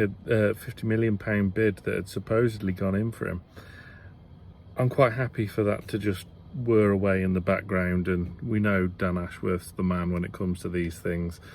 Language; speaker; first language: English; native; English